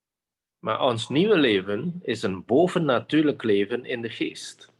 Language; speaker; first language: Dutch; non-native, fluent; Indonesian